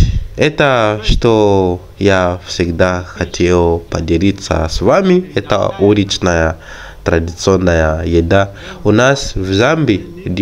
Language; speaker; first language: Russian; non-native, fluent; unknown